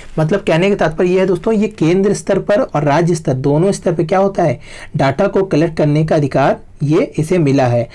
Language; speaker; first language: Hindi; native; Hindi